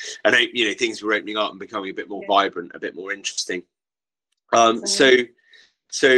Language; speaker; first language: English; native; English